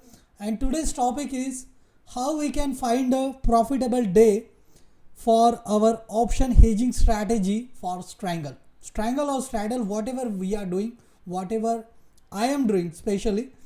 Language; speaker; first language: English; non-native, local second language; Hindi